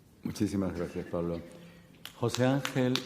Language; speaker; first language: Spanish; native; Spanish